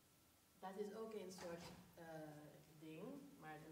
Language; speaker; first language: Dutch; non-native, fluent; English